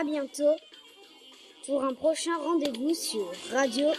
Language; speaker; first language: French; native; French